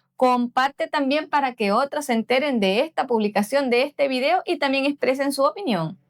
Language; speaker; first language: Spanish; native; Spanish